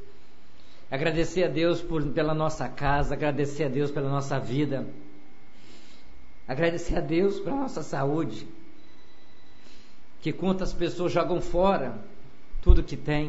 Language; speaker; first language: Portuguese; native; Portuguese